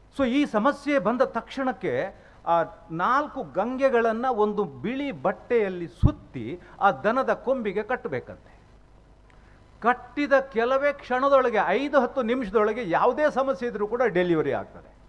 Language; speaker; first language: Kannada; native; Kannada